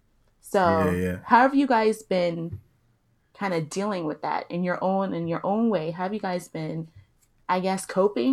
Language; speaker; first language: English; early bilingual, other home language; Yoruba